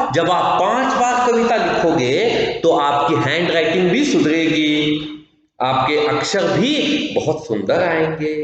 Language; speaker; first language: Hindi; non-native, local second language; Kannada